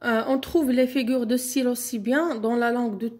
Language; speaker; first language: French; non-native, local second language; Arabic